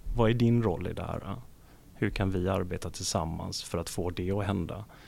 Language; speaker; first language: Swedish; native; Swedish